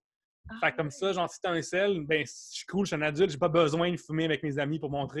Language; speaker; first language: French; native; French